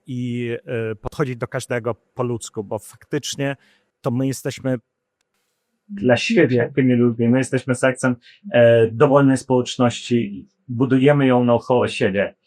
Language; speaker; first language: Polish; non-native, fluent; Ukrainian